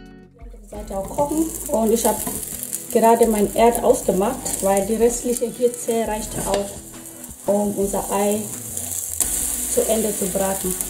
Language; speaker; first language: German; non-native, fluent; Swahili